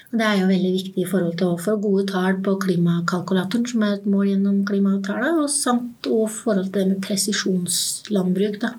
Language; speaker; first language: Norwegian; native; Norwegian